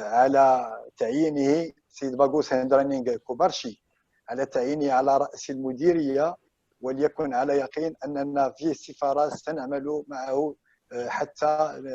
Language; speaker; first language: Arabic; native; Arabic